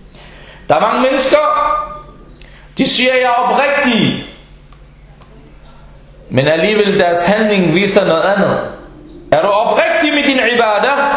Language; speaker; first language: Danish; non-native, fluent; Arabic